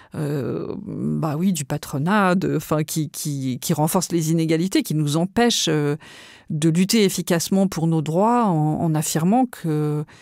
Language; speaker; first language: French; native; French